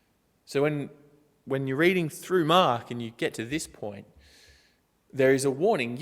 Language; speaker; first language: English; native; English